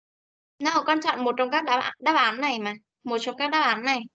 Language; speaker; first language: Vietnamese; native; Vietnamese